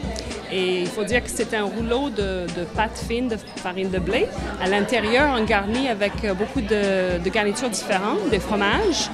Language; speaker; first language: French; native; French